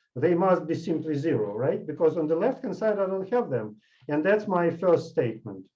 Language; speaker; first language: English; non-native, fluent; Russian